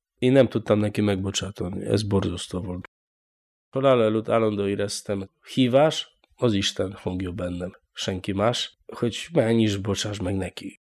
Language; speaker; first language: Hungarian; non-native, learner; Polish